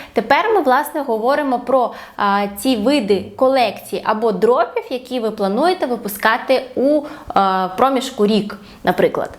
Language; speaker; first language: Ukrainian; non-native, local second language; Russian